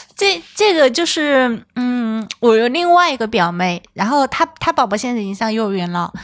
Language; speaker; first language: Chinese; native; Chinese